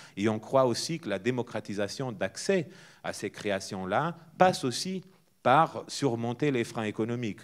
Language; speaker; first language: French; non-native, fluent; Portuguese